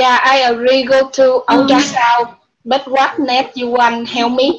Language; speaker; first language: English; non-native, learner; Vietnamese